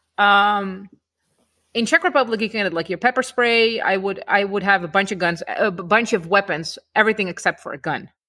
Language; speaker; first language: English; non-native, fluent; Czech